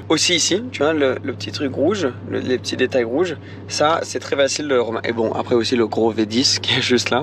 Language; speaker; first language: French; native; French